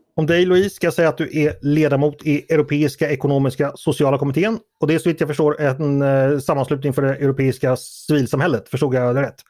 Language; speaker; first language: Swedish; native; Swedish